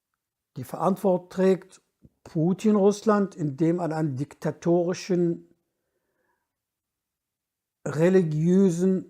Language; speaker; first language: German; non-native, fluent; Kurdish